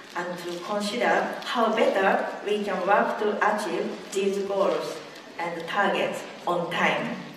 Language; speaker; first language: English; non-native, fluent; Japanese